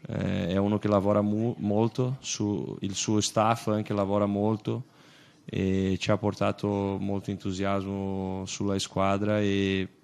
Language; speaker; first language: Italian; non-native, fluent; Portuguese